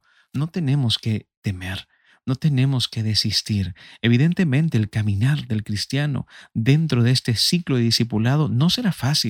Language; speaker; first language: Spanish; native; Spanish